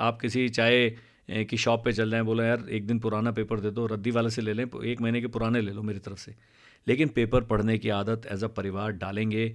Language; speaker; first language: Hindi; non-native, local second language; Punjabi